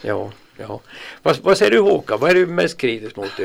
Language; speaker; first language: Swedish; native; Swedish